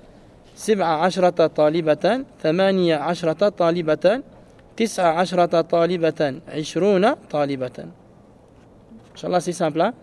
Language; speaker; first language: Arabic; non-native, fluent; French